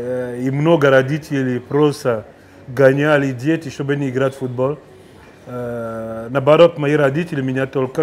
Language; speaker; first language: Russian; non-native, fluent; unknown